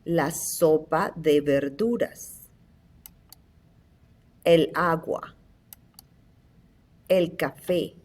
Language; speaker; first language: Spanish; non-native, fluent; English